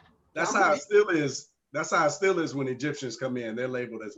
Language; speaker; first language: English; native; English